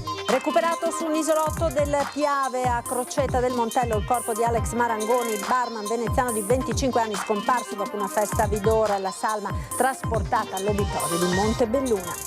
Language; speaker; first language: Italian; native; Italian